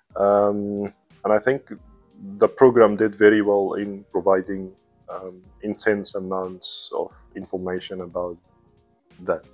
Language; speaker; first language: English; non-native, fluent; Arabic